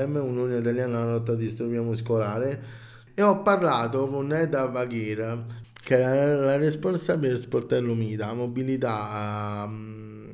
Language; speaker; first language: Italian; native; Italian